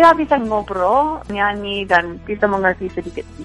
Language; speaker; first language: Indonesian; non-native, fluent; English